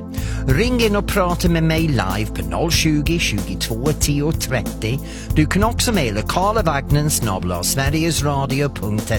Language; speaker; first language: Swedish; non-native, fluent; English